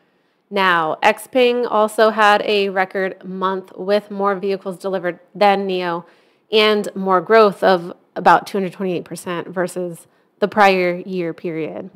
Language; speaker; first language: English; native; English